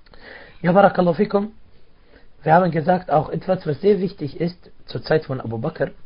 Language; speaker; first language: German; non-native, fluent; Arabic